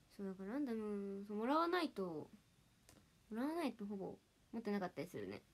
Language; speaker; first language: Japanese; native; Japanese